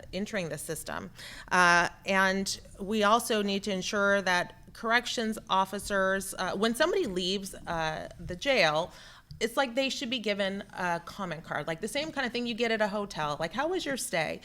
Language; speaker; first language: English; native; English